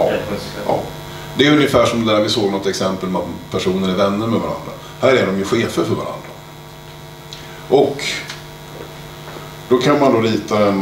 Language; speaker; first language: Swedish; native; Swedish